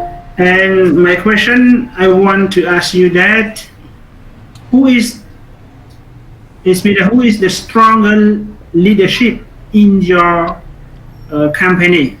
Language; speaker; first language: English; non-native, fluent; Khmer